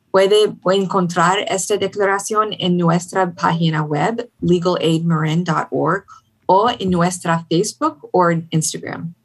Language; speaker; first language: Spanish; non-native, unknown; English